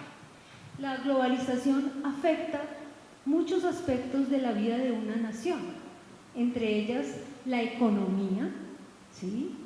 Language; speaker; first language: Spanish; native; Spanish